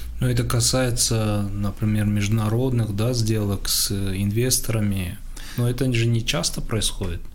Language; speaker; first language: Russian; non-native, local second language; Tajik